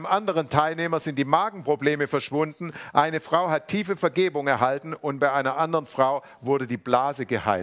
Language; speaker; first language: German; native; German